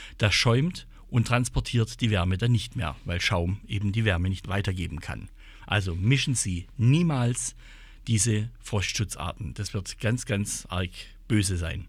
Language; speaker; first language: German; native; German